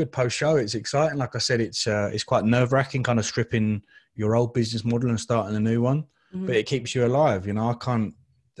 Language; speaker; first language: English; native; English